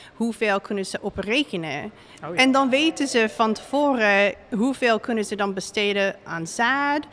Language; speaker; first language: Dutch; non-native, fluent; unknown